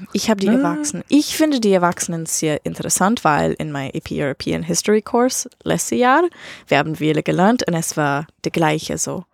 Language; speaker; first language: German; non-native, learner; English